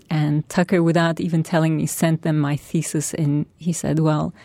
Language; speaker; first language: English; non-native, fluent; Turkish